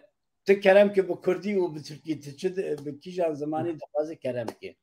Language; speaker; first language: Turkish; non-native, local second language; Kurdish